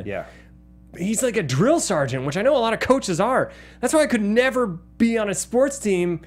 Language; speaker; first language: English; native; English